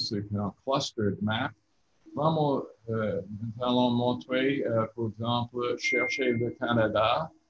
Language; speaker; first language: French; non-native, learner; English